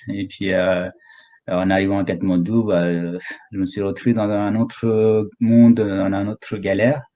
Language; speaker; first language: French; non-native, fluent; Nepali